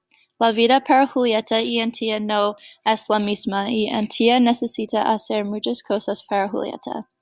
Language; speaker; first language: Spanish; non-native, learner; English